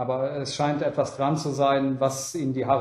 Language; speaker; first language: German; native; German